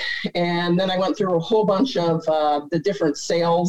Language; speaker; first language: English; native; English